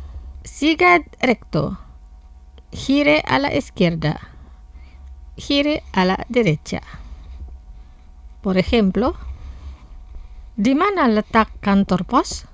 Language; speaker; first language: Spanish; non-native, fluent; Indonesian